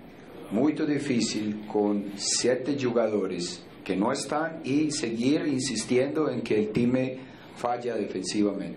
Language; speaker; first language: Portuguese; non-native, fluent; Spanish